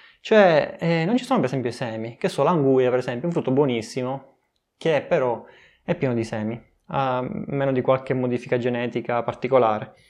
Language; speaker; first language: Italian; native; Italian